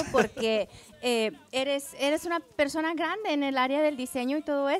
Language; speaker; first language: Spanish; native; Spanish